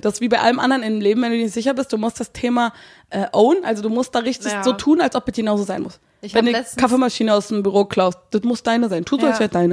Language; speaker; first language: German; native; German